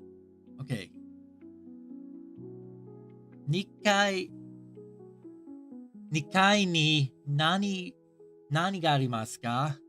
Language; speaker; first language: Japanese; non-native, learner; English